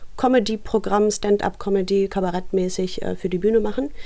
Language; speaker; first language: German; early bilingual, other home language; Russian